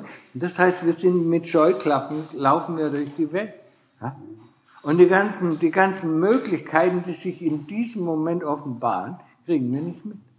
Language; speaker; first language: German; non-native, fluent; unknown